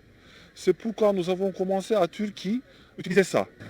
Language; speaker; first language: French; non-native, learner; Turkish